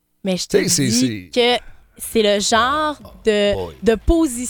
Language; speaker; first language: French; native; French